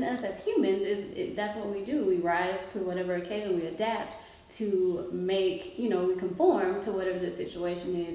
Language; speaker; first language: English; native; English